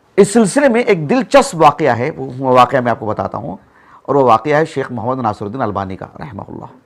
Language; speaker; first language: Urdu; native; Urdu